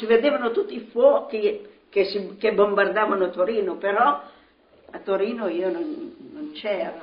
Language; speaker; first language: Italian; native; Italian